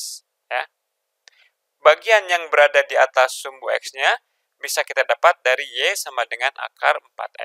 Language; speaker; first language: Indonesian; native; Indonesian